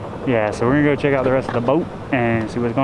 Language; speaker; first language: English; native; English